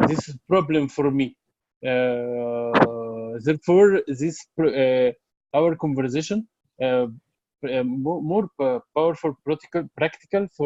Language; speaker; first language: English; non-native, learner; Arabic